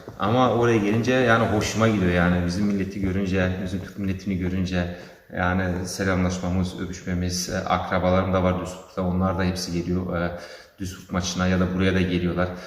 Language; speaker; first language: Turkish; early bilingual, heritage; Turkish